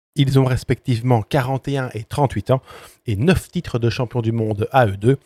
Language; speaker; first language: French; native; French